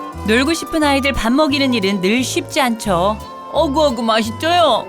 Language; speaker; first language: Korean; native; Korean